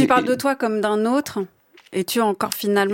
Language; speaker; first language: French; native; French